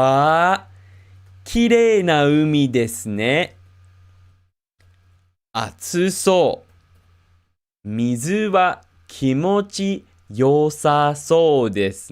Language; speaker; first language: Japanese; non-native, fluent; English